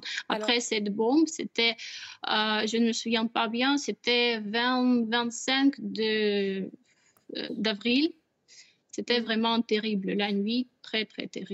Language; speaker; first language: French; non-native, fluent; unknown